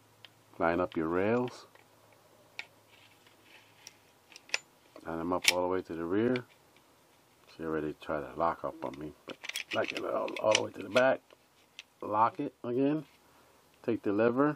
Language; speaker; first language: English; native; English